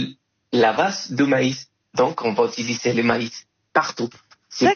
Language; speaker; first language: French; non-native, fluent; Spanish